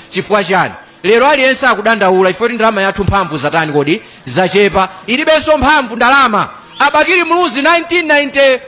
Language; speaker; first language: Nyanja; native; Nyanja